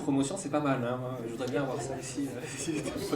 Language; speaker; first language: French; native; French